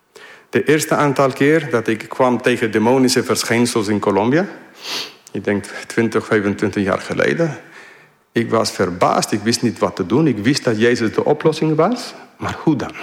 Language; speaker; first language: Dutch; non-native, fluent; English